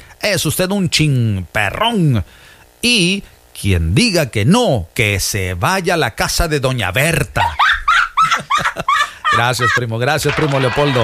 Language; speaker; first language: Spanish; native; Spanish